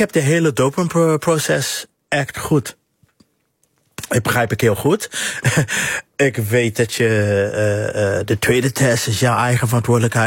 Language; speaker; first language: Dutch; non-native, fluent; English